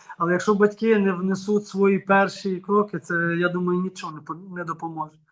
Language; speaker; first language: Ukrainian; native; Ukrainian